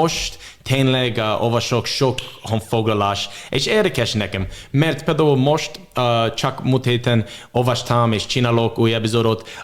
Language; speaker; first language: Hungarian; non-native, learner; English